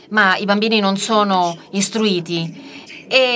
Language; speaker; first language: Italian; non-native, fluent; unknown